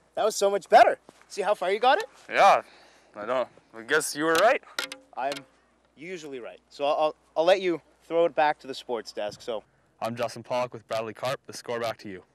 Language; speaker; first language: English; native; English